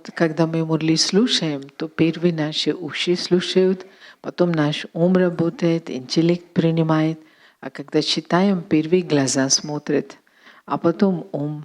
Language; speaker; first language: Russian; non-native, fluent; Hindi